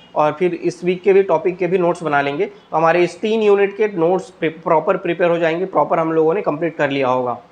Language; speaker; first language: Hindi; native; Hindi